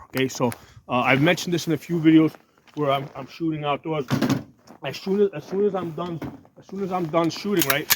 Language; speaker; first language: English; native; English